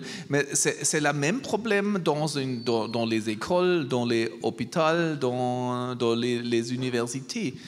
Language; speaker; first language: French; non-native, learner; German